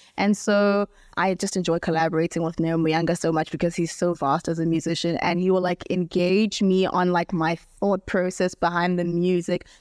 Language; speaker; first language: English; non-native, local second language; Southern Sotho